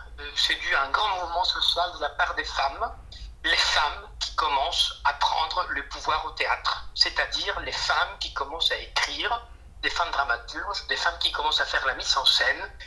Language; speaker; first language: French; non-native, fluent; Spanish